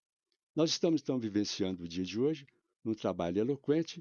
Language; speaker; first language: Portuguese; native; Portuguese